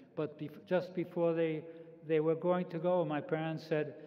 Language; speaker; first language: English; native; English